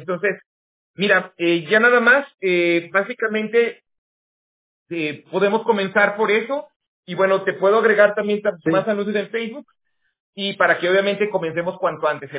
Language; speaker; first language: Spanish; native; Spanish